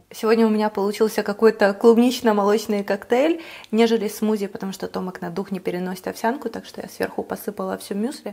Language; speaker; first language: Russian; native; Russian